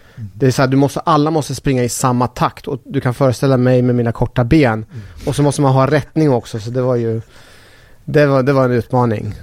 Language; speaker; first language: Swedish; early bilingual, other home language; Persian